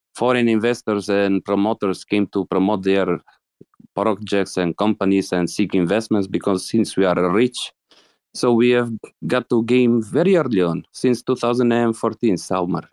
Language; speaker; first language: English; non-native, fluent; Arabic